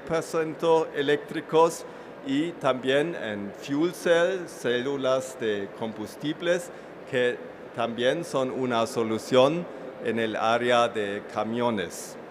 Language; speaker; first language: Spanish; non-native, fluent; German